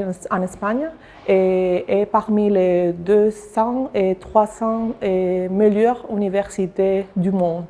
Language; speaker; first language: French; non-native, learner; Spanish